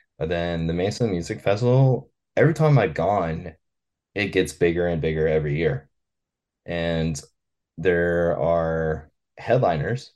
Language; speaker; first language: English; native; English